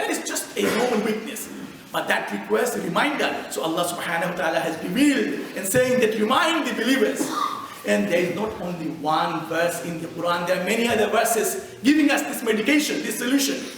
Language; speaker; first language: English; non-native, fluent; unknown